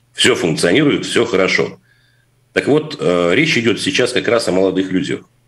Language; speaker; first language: Russian; native; Russian